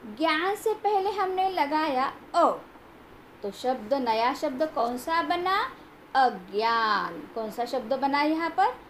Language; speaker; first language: Hindi; non-native, local second language; Marathi